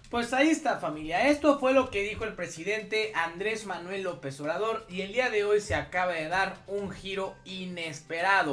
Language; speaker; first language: Spanish; native; Spanish